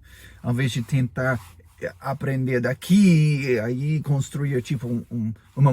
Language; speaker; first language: Portuguese; non-native, fluent; English